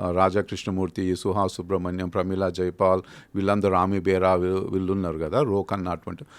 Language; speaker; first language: Telugu; native; Telugu